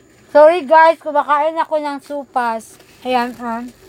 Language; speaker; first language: Filipino; native; Filipino